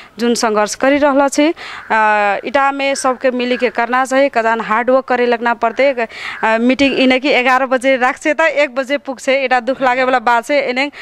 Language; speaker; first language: Maithili; non-native, local second language; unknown